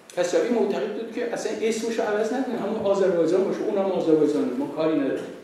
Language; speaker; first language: Persian; non-native, local second language; Azerbaijani